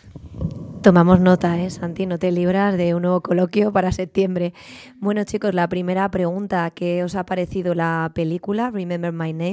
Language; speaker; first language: Spanish; native; Spanish